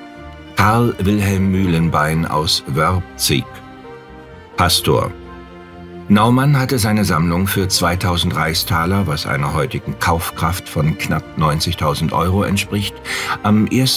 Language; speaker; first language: German; native; German